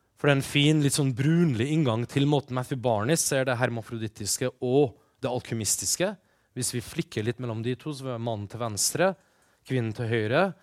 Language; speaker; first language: Norwegian; early bilingual, other home language; Persian